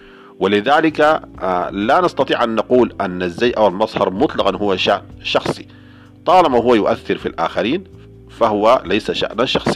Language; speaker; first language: Arabic; native; Arabic